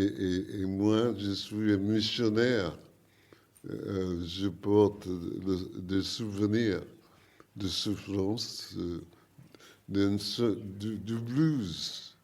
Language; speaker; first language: French; non-native, learner; English